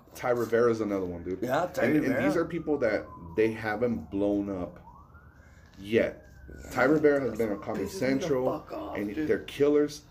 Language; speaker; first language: English; early bilingual, other home language; Spanish